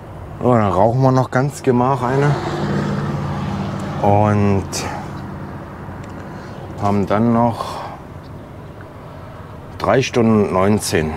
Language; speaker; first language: German; native; German